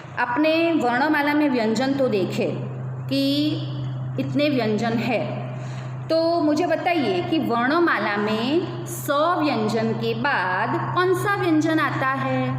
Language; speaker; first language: Hindi; non-native, local second language; Gujarati